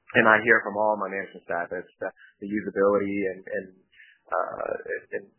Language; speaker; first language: English; early bilingual, other home language; Japanese